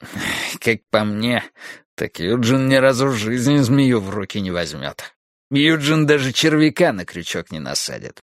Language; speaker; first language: Russian; native; Russian